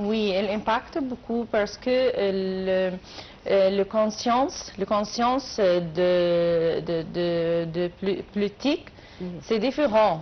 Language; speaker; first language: French; non-native, learner; Arabic